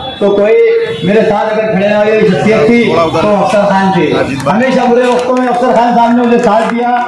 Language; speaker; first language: Hindi; non-native, local second language; Urdu